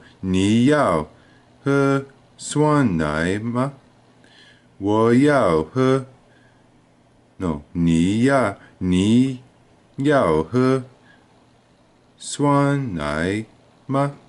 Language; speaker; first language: Chinese; non-native, learner; English